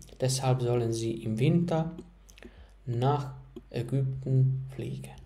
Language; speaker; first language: German; non-native, fluent; Croatian